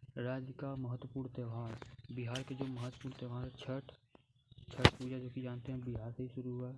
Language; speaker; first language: Hindi; native; Hindi